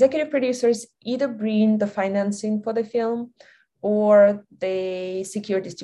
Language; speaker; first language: English; non-native, fluent; Russian